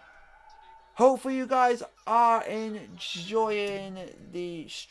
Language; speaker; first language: English; native; English